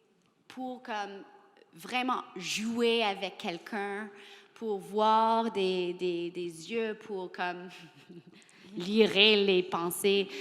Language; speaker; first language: French; non-native, learner; English